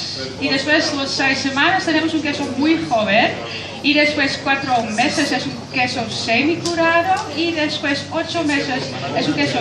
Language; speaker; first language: Spanish; non-native, fluent; Dutch